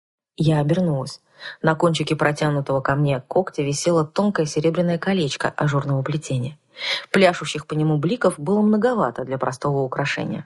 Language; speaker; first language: Russian; native; Russian